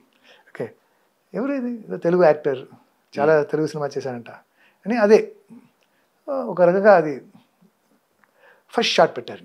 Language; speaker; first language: Telugu; non-native, fluent; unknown